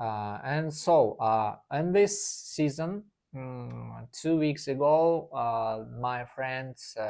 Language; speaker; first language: English; non-native, learner; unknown